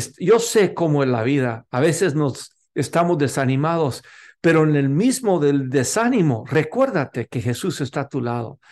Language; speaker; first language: Spanish; non-native, local second language; English